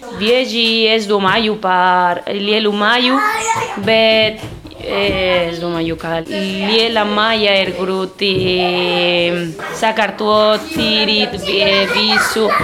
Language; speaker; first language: Latvian; non-native, learner; Spanish